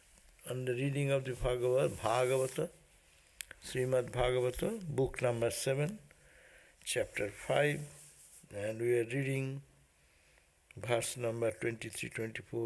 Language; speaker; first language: English; non-native, local second language; Bangla